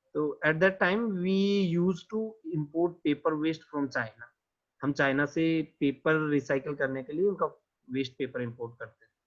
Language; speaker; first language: Hindi; native; Hindi